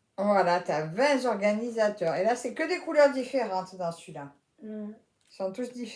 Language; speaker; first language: French; native; French